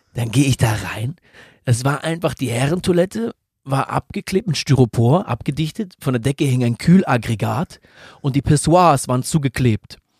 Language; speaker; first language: German; native; German